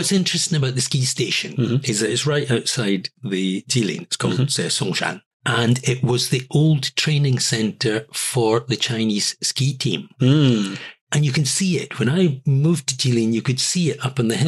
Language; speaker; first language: English; native; English